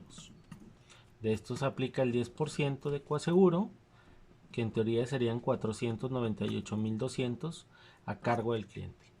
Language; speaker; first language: Spanish; native; Spanish